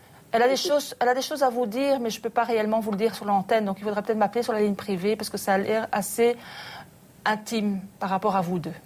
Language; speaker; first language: French; native; French